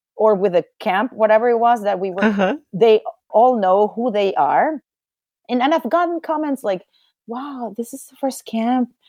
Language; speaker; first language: English; non-native, fluent; Spanish